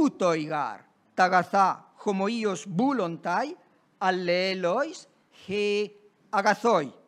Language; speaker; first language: Greek; non-native, fluent; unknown